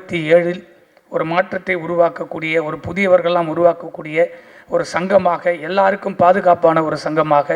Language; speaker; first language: Tamil; native; Tamil